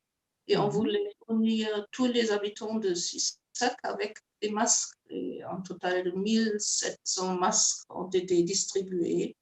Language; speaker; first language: French; non-native, fluent; German